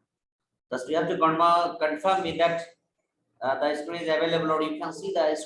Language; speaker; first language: English; non-native, fluent; Bangla